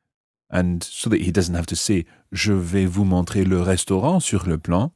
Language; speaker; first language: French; non-native, fluent; English